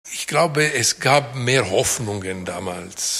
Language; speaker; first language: German; non-native, fluent; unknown